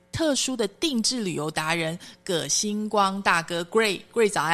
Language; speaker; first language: Chinese; native; Chinese